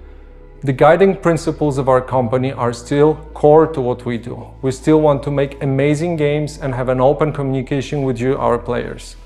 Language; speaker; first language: English; non-native, fluent; Polish